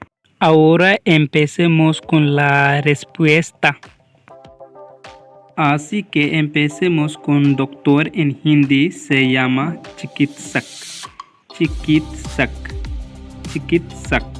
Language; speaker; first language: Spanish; non-native, learner; Hindi